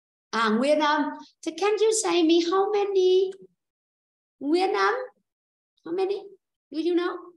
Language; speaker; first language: English; non-native, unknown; Vietnamese